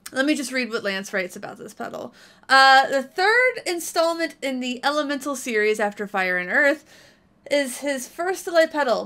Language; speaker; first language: English; native; English